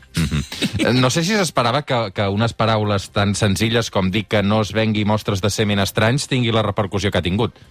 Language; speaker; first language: Catalan; native; Catalan